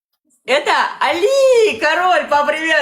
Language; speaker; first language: Russian; native; Russian